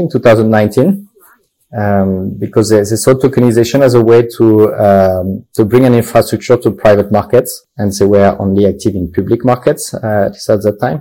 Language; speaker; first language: English; non-native, fluent; French